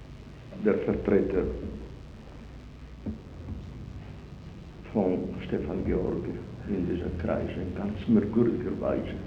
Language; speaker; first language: German; non-native, fluent; Italian